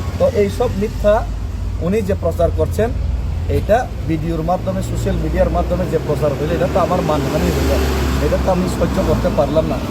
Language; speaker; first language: Bangla; non-native, local second language; Kok Borok